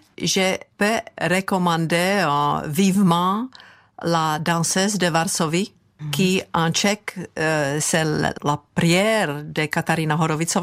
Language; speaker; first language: French; non-native, fluent; Czech